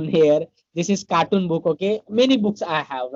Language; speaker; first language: English; non-native, learner; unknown